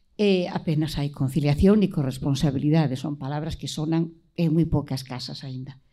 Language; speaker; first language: Galician; native; Galician